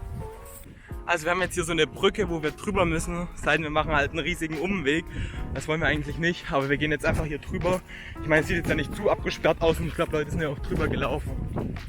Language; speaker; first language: German; native; German